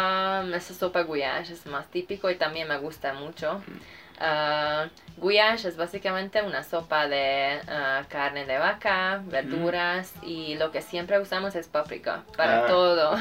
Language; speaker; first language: Spanish; non-native, fluent; Hungarian